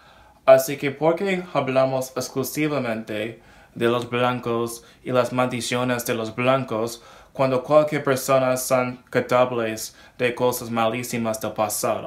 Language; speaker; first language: Spanish; non-native, learner; English